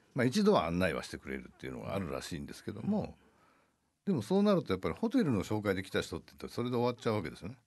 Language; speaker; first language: Japanese; native; Japanese